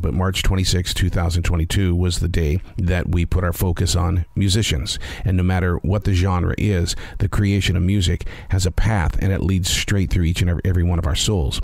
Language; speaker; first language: English; native; English